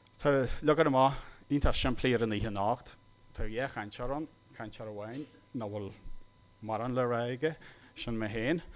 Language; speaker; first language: Irish; native; Irish